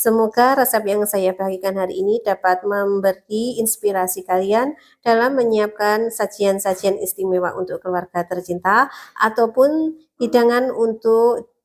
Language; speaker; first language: Indonesian; native; Indonesian